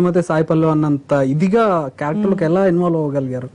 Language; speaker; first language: Telugu; native; Telugu